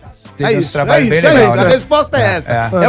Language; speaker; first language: Portuguese; native; Portuguese